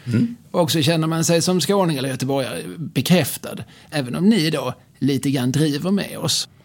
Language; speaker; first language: Swedish; native; Swedish